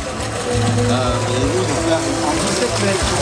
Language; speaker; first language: French; native; French